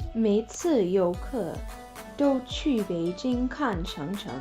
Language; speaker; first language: Chinese; non-native, learner; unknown